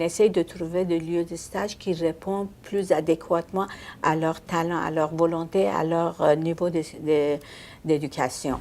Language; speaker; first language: French; non-native, local second language; Arabic